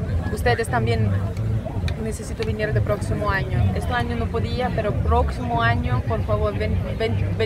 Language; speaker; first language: Spanish; non-native, learner; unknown